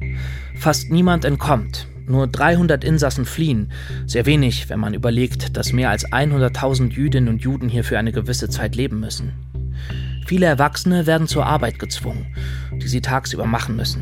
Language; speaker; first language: German; native; German